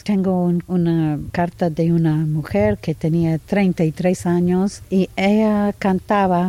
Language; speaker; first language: Spanish; non-native, fluent; English